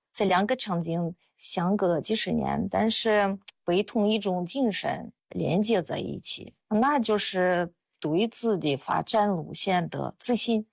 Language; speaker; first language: Chinese; non-native, fluent; Russian